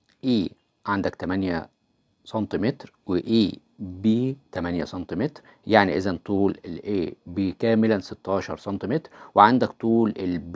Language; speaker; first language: Arabic; native; Arabic